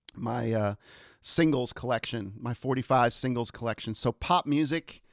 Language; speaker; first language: English; early bilingual, other home language; German